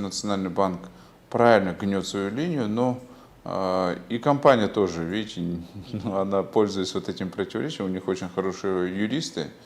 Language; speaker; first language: Russian; native; Russian